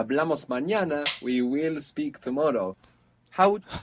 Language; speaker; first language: Spanish; non-native, fluent; English